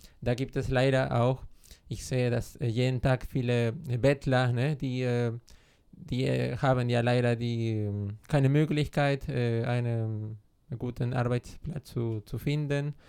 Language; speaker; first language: German; non-native, fluent; Spanish